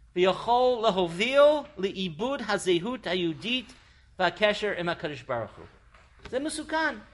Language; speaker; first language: Hebrew; non-native, fluent; English